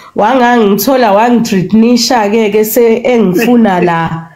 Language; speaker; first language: Zulu; native; Zulu